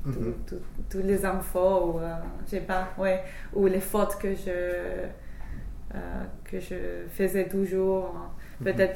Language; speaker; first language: French; non-native, fluent; English